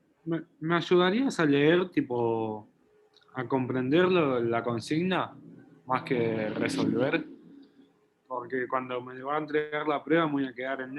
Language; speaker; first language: Spanish; native; Spanish